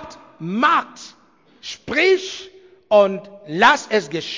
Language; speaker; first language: German; non-native, learner; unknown